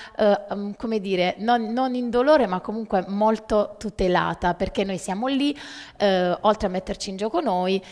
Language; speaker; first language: Italian; native; Italian